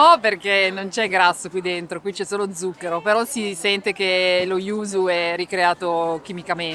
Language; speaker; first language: Italian; native; Italian